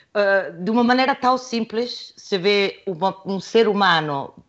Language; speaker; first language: Portuguese; non-native, fluent; Italian